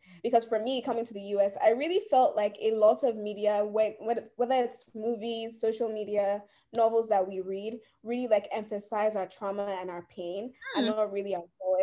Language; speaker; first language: English; native; English